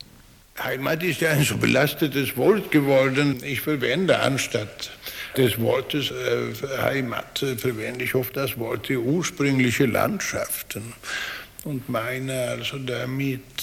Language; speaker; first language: German; non-native, fluent; Swedish